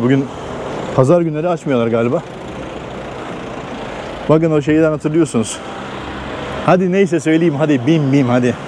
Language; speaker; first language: Turkish; native; Turkish